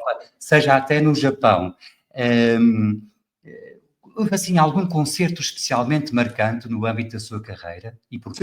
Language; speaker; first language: Portuguese; native; Portuguese